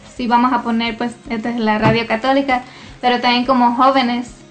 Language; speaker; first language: Spanish; early bilingual, heritage; Spanish